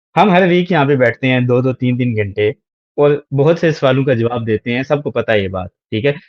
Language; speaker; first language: Urdu; native; Urdu